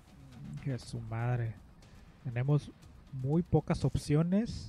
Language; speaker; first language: Spanish; native; Spanish